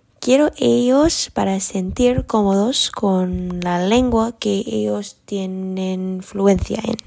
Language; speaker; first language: Spanish; non-native, learner; English